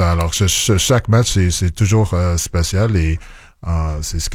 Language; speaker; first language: French; non-native, local second language; English